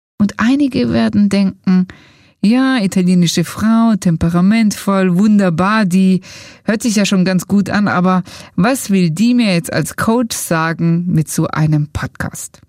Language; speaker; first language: German; early bilingual, other home language; Italian